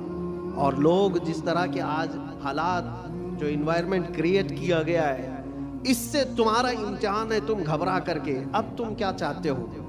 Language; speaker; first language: Urdu; native; Urdu